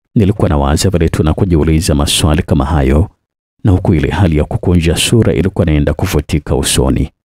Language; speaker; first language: Swahili; native; Swahili